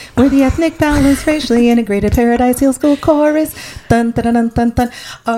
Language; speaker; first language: English; early bilingual, other home language; Spanish